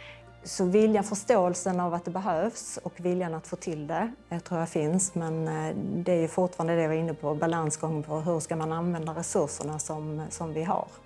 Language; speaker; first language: Swedish; native; Swedish